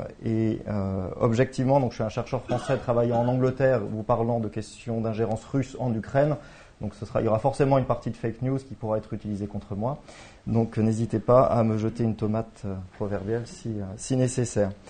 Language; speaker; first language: French; native; French